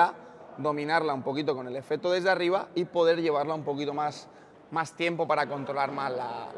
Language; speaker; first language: Spanish; native; Spanish